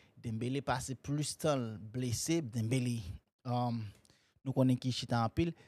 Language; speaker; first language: French; non-native, local second language; Haitian Creole